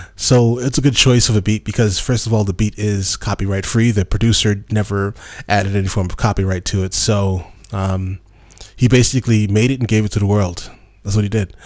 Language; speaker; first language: English; native; English